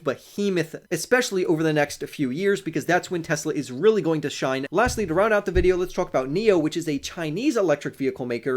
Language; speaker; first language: English; native; English